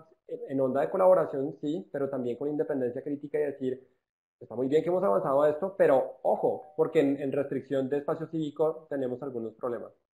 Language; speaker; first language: Spanish; native; Spanish